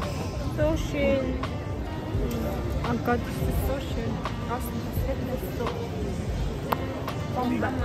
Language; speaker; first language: German; non-native, learner; Mongolian